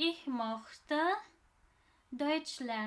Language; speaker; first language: German; non-native, fluent; Indonesian